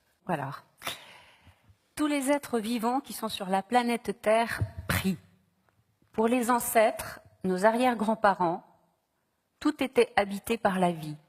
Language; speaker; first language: French; native; French